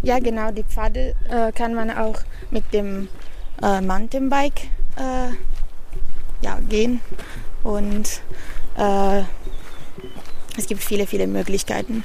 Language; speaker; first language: German; non-native, fluent; Italian